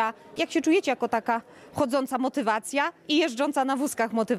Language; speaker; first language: Polish; native; Polish